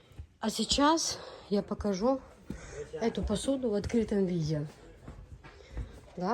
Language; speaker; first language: Russian; non-native, local second language; Chechen